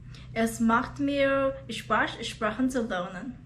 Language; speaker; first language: German; non-native, learner; Mongolian